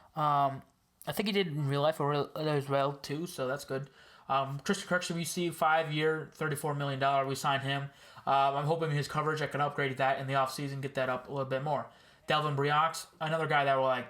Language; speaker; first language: English; native; English